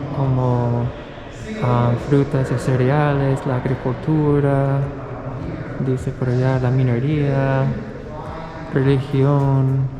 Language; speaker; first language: Spanish; non-native, fluent; English